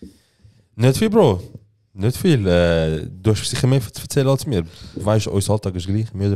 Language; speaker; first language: German; native; German